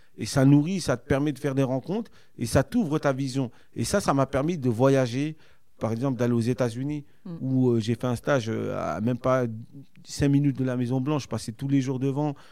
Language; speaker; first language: French; native; French